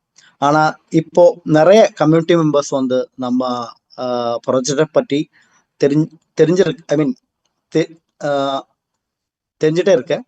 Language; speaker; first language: Tamil; non-native, learner; Malayalam